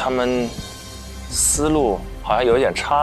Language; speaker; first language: Chinese; native; Chinese